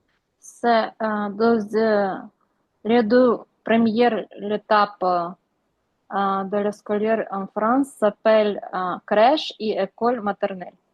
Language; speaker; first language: French; non-native, learner; Ukrainian